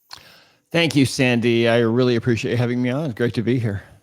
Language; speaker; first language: English; native; English